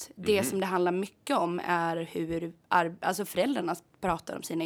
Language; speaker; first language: Swedish; native; Swedish